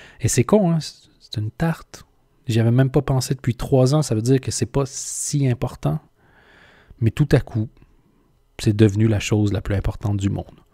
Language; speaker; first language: French; native; French